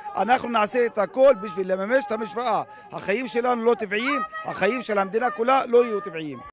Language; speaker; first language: Hebrew; non-native, local second language; Arabic